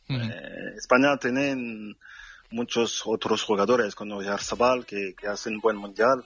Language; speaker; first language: Spanish; non-native, fluent; French